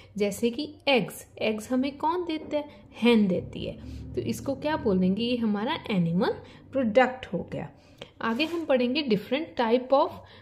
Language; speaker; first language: Hindi; native; Hindi